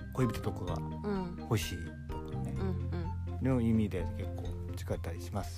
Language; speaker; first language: Japanese; non-native, fluent; Korean